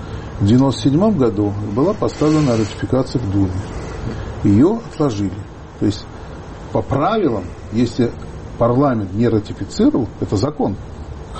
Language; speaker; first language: Russian; native; Russian